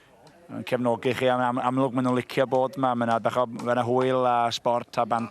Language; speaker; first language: Welsh; native; Welsh